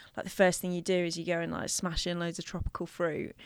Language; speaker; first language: English; native; English